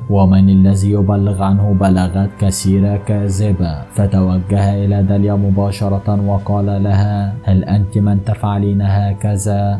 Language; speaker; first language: Arabic; native; Arabic